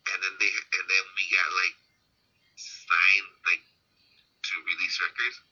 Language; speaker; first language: English; early bilingual, other home language; Spanish